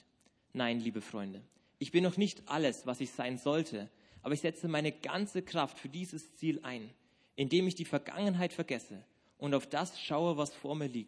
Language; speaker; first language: German; native; German